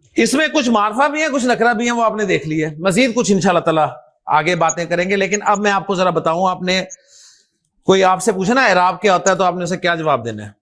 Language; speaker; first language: Urdu; non-native, local second language; Punjabi